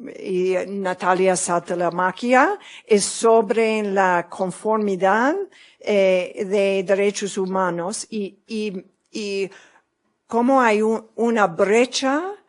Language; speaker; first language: Spanish; non-native, fluent; English